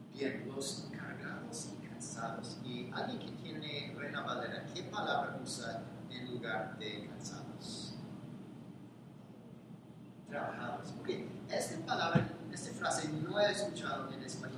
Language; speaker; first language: Spanish; non-native, fluent; English